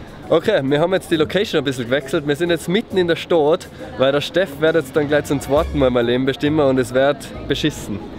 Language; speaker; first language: German; native; German